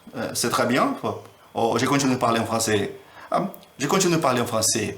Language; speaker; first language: French; non-native, learner; Portuguese